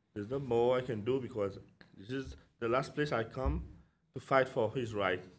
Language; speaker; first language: English; non-native, local second language; Seselwa Creole French